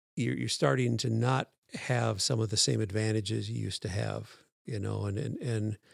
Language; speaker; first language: English; native; English